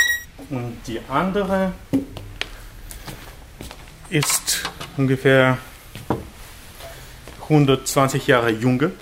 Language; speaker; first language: German; non-native, fluent; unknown